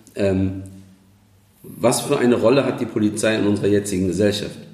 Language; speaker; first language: German; early bilingual, other home language; Turkish